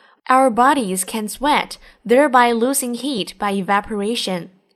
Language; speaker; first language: English; non-native, fluent; Chinese